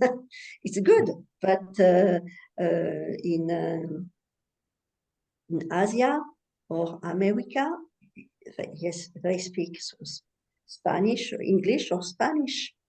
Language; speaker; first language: English; non-native, learner; French